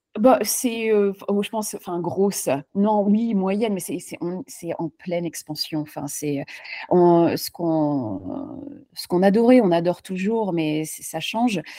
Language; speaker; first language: French; native; French